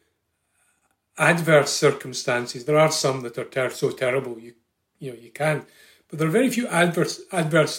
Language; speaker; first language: English; native; English